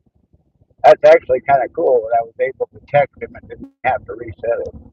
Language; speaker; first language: English; native; English